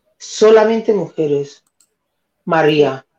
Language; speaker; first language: Spanish; non-native, fluent; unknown